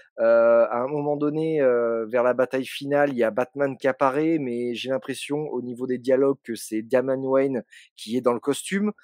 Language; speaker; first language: French; native; French